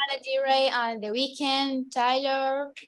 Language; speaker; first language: English; non-native, learner; Arabic